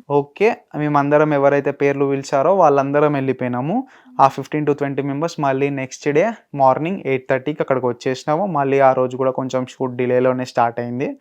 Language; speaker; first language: Telugu; native; Telugu